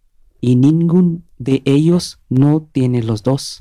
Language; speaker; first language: Spanish; non-native, learner; Bangla